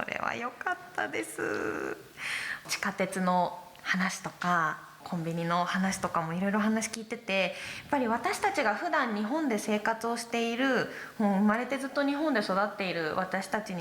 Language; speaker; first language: Japanese; native; Japanese